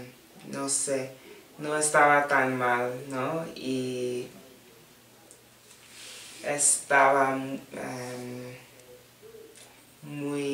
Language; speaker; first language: Spanish; non-native, learner; English